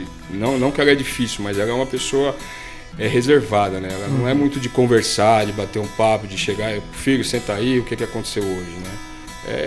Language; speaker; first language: Portuguese; native; Portuguese